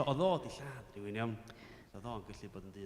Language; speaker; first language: Welsh; native; Welsh